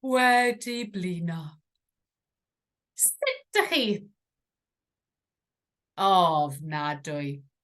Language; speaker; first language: Welsh; non-native, fluent; English